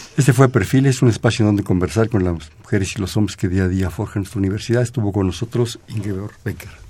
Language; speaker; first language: Spanish; native; Spanish